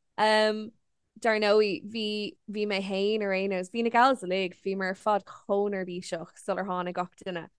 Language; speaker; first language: Irish; non-native, local second language; English